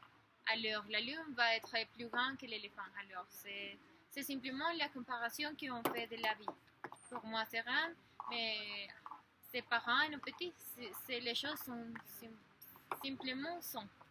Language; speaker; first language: French; non-native, learner; Spanish